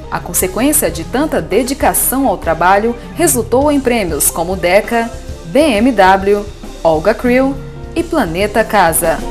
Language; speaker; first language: Portuguese; native; Portuguese